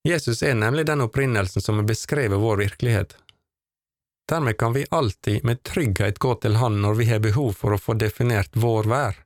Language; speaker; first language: Norwegian; native; Norwegian